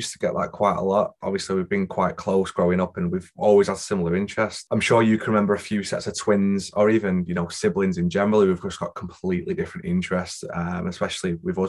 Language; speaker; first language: English; native; English